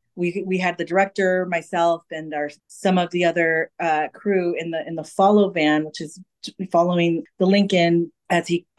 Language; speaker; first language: English; native; English